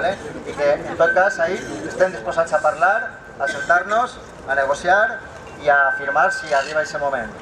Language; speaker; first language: Catalan; native; Catalan